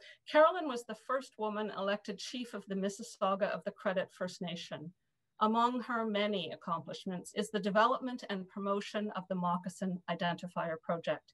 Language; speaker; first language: English; native; English